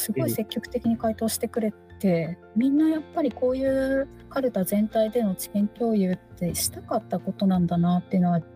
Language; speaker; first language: Japanese; native; Japanese